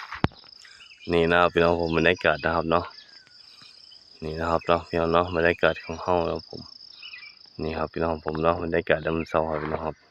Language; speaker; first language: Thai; non-native, local second language; Northeastern Thai